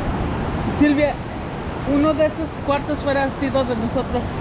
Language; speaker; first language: Spanish; early bilingual, heritage; Spanish